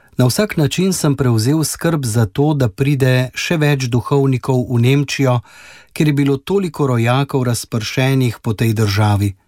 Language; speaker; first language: Slovenian; native; Slovenian